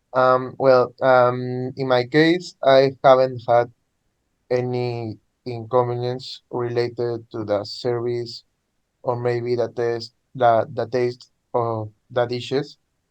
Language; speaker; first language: English; non-native, learner; Spanish